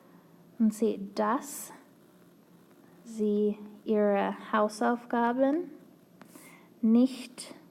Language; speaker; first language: German; non-native, fluent; English